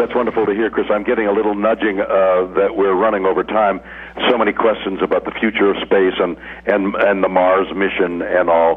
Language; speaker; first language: English; native; English